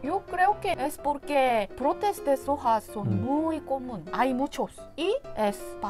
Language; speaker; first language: Spanish; non-native, learner; Korean